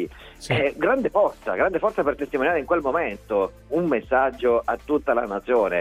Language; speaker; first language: Italian; native; Italian